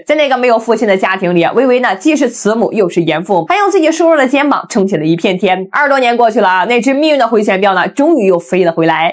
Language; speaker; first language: Chinese; native; Chinese